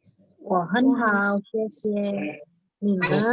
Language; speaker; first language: Chinese; non-native, learner; Indonesian